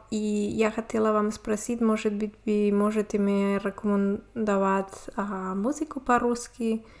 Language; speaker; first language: Russian; non-native, learner; Spanish